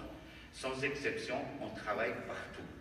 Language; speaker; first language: French; non-native, fluent; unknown